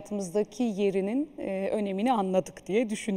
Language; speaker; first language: Turkish; native; Turkish